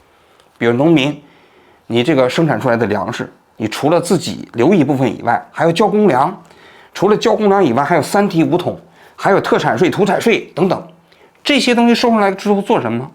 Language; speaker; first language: Chinese; native; Chinese